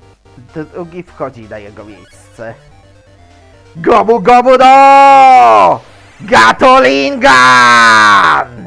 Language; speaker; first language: Polish; native; Polish